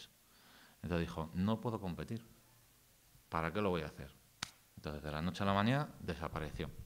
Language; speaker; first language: Spanish; native; Spanish